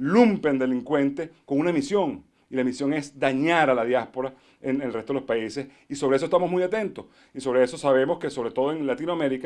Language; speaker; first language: Spanish; native; Spanish